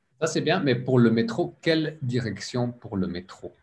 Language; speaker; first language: French; non-native, learner; English